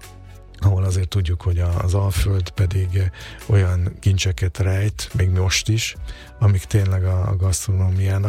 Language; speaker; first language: Hungarian; native; Hungarian